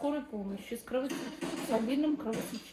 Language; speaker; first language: Russian; native; Russian